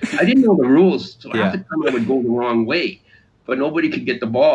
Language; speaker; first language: English; native; English